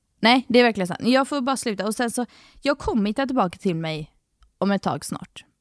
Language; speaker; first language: Swedish; native; Swedish